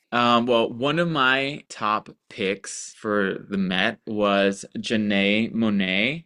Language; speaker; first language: English; early bilingual, other home language; Spanish